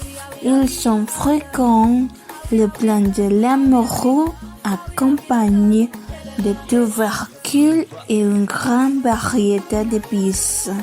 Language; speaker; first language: French; non-native, learner; Spanish